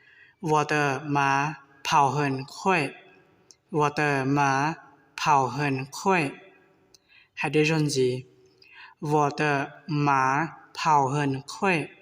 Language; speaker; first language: Chinese; non-native, learner; Hmong